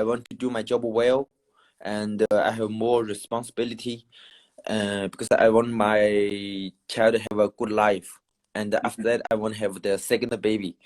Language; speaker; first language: English; non-native, learner; Chinese